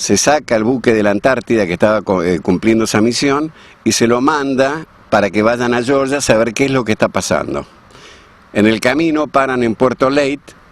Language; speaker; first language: Spanish; native; Spanish